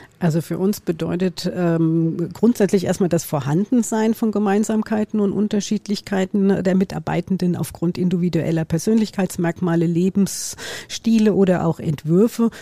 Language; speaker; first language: German; native; German